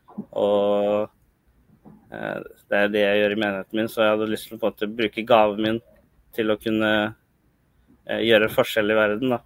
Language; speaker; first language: Norwegian; early bilingual, other home language; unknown